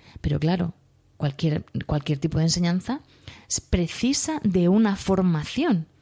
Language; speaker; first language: Spanish; native; Spanish